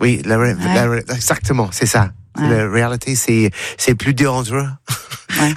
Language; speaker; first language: French; non-native, learner; English